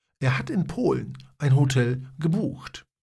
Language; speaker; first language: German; non-native, fluent; Polish